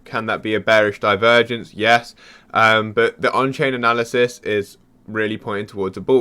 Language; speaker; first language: English; native; English